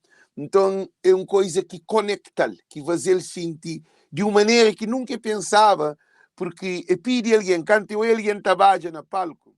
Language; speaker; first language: Portuguese; non-native, local second language; Kabuverdianu